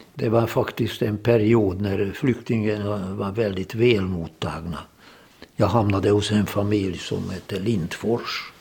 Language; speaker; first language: Swedish; non-native, fluent; Hungarian